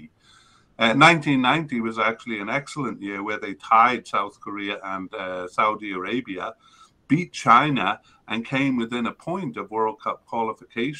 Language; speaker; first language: English; native; English